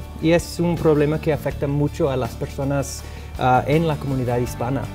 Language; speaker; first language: Spanish; non-native, fluent; English